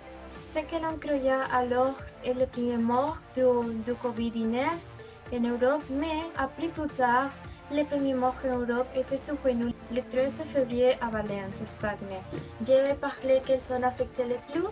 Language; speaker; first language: French; non-native, learner; Spanish